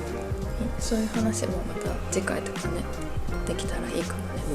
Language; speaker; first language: Japanese; native; Japanese